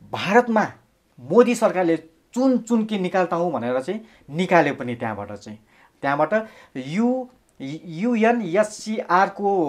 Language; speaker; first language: Nepali; native; Nepali